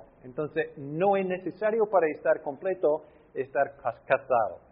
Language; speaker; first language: Spanish; non-native, fluent; English